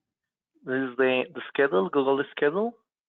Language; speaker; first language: English; non-native, local second language; Spanish